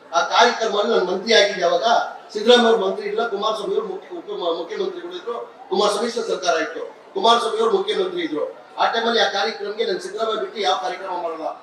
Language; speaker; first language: Kannada; non-native, local second language; Urdu